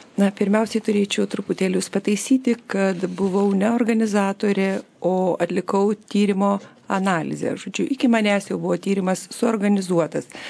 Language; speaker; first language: Lithuanian; native; Lithuanian